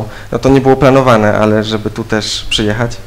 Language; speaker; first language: Polish; native; Polish